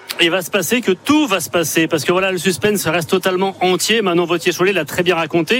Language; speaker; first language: French; native; French